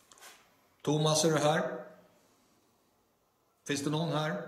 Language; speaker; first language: Swedish; native; Swedish